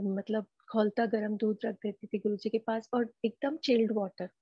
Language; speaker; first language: Hindi; native; Hindi